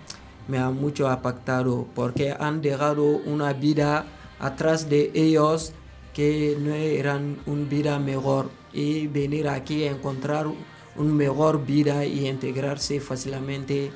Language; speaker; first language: Spanish; non-native, learner; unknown